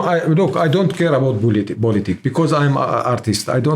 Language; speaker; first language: English; non-native, learner; Arabic